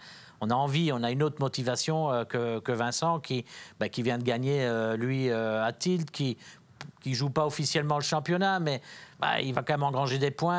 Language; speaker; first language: French; native; French